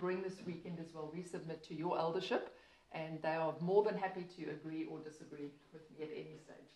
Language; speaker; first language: English; native; English